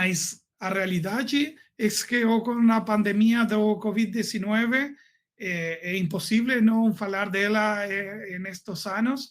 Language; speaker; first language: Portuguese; non-native, learner; Spanish